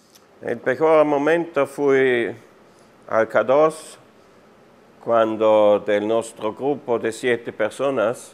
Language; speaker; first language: Spanish; non-native, fluent; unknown